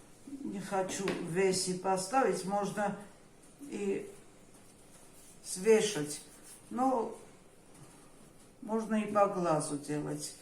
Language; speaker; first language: Russian; non-native, fluent; Armenian